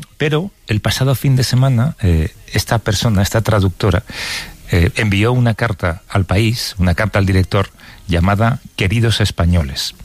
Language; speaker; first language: Spanish; native; Spanish